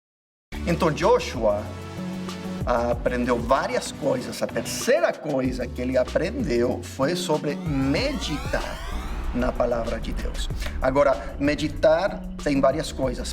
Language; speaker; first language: Portuguese; non-native, fluent; English